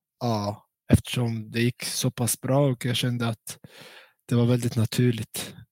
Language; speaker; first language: Swedish; early bilingual, other home language; Central Kurdish